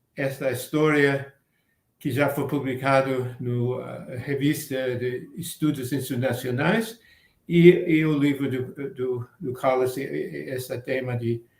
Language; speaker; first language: Portuguese; non-native, fluent; English